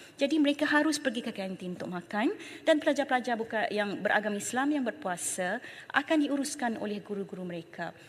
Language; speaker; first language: Malay; native; Malay